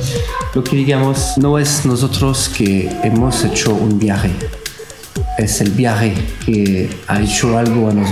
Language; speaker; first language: Spanish; non-native, learner; French